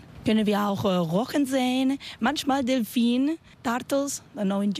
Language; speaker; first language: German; non-native, learner; Spanish